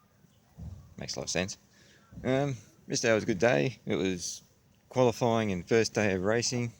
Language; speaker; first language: English; native; English